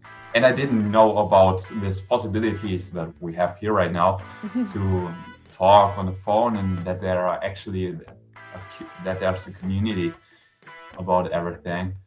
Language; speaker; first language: English; non-native, fluent; German